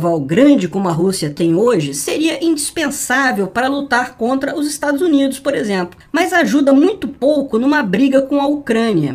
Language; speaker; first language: Portuguese; native; Portuguese